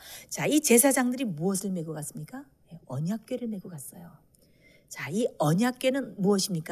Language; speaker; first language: Korean; native; Korean